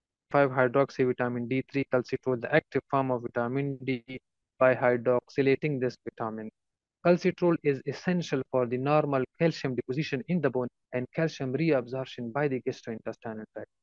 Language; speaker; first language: English; non-native, fluent; Persian